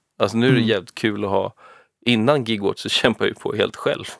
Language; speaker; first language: Swedish; native; Swedish